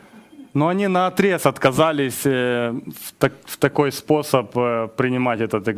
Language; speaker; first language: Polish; non-native, learner; Russian